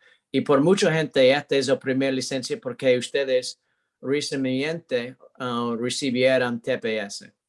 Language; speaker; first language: Spanish; non-native, learner; English